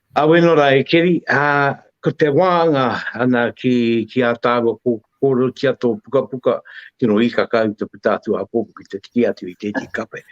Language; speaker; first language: Māori; native; Māori